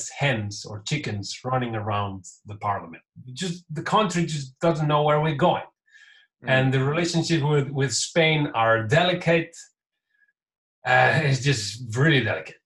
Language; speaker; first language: English; non-native, fluent; Catalan